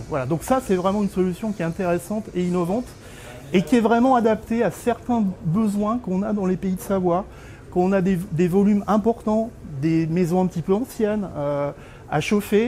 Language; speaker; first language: French; native; French